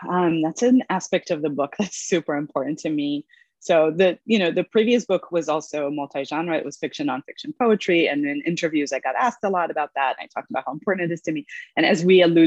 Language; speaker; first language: English; non-native, fluent; Hebrew